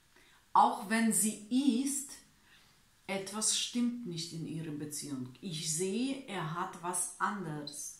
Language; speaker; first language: German; non-native, learner; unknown